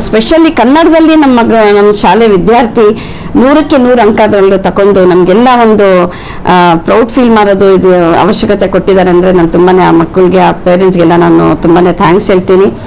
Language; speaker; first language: Kannada; non-native, local second language; Urdu